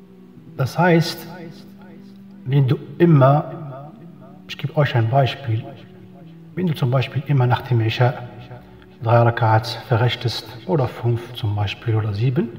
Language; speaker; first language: German; non-native, fluent; Arabic